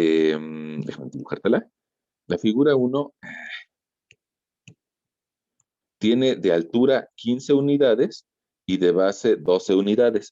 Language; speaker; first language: Spanish; native; Spanish